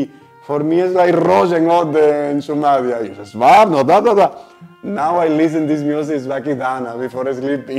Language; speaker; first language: English; non-native, learner; Spanish